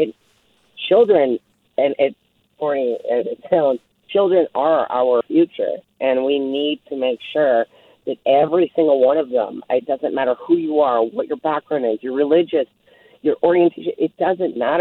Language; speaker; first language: English; native; English